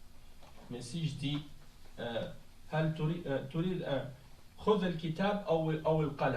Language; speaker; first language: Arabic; non-native, fluent; French